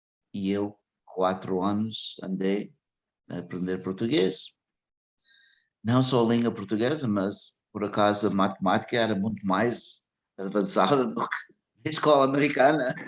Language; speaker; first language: Portuguese; early bilingual, heritage; English